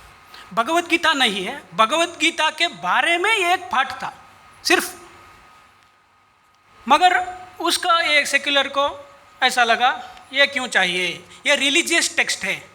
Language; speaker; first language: Hindi; non-native, local second language; Kannada